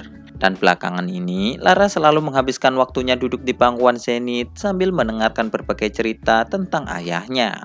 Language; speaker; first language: Indonesian; native; Indonesian